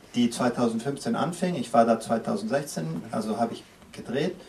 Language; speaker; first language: German; early bilingual, other home language; Spanish